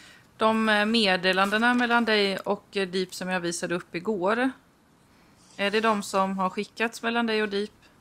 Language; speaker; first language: Swedish; native; Swedish